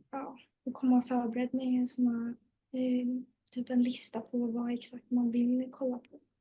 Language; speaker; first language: Swedish; native; Swedish